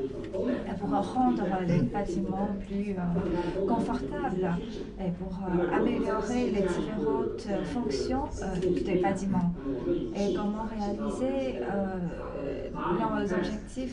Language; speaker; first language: French; non-native, fluent; Chinese